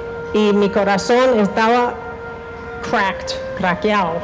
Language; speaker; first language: Spanish; non-native, fluent; English